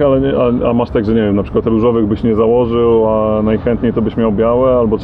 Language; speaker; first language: Polish; native; Polish